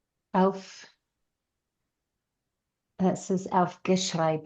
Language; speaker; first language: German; non-native, learner; English